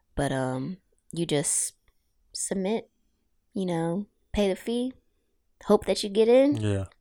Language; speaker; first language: English; native; English